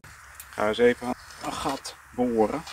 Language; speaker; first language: Dutch; native; Dutch